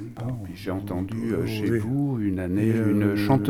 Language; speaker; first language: French; native; French